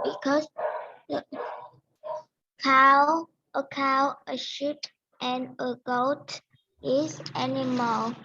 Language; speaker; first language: English; non-native, learner; Vietnamese